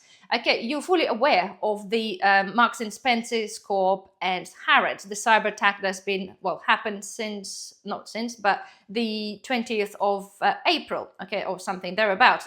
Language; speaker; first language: English; non-native, fluent; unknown